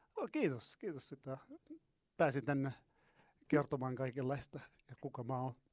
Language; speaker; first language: Finnish; non-native, learner; Arabic